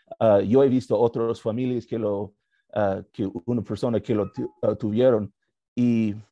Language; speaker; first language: Spanish; non-native, learner; English